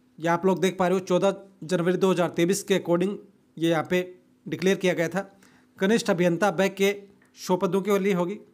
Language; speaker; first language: Hindi; native; Hindi